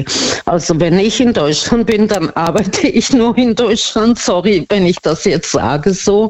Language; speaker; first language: German; non-native, fluent; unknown